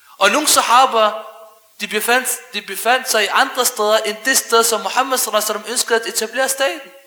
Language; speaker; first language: Danish; early bilingual, other home language; Arabic